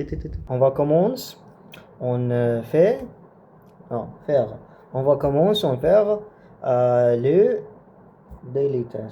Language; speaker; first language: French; non-native, learner; Arabic